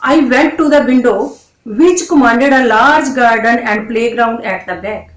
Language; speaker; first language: English; non-native, local second language; Punjabi